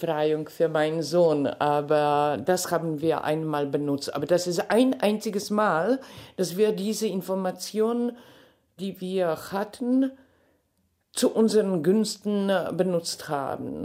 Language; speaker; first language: German; non-native, fluent; Polish